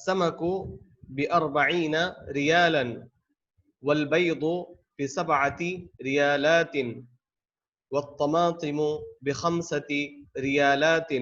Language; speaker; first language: Arabic; non-native, fluent; Urdu